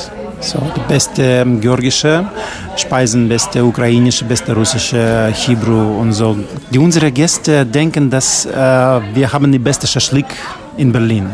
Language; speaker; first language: German; non-native, learner; Russian